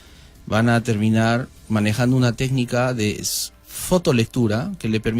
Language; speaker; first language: Spanish; native; Spanish